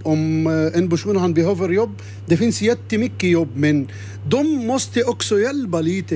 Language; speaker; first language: Swedish; non-native, learner; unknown